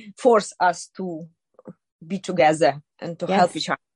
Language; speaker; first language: English; non-native, learner; Ukrainian